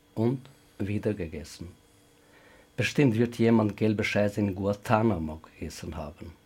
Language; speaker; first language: German; non-native, fluent; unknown